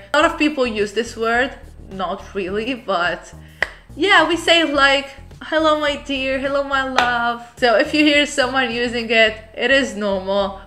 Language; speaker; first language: English; non-native, fluent; Arabic